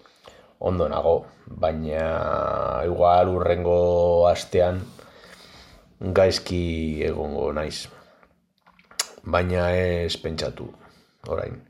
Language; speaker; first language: Basque; non-native, learner; Spanish